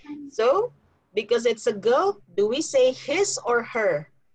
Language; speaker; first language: English; non-native, fluent; Indonesian